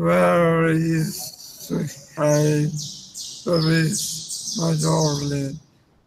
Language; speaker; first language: English; non-native, learner; Spanish